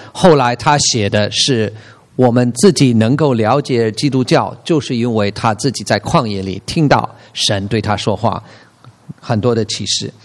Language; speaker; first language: Chinese; non-native, fluent; English